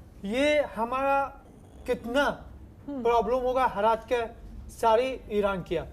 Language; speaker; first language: Hindi; non-native, learner; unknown